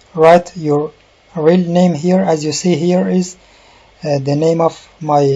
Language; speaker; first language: English; non-native, learner; Persian